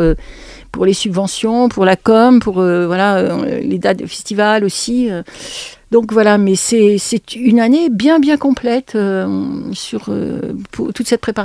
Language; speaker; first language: French; native; French